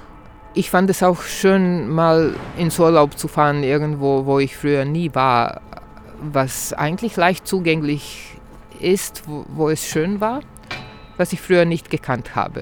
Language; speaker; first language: German; non-native, fluent; Croatian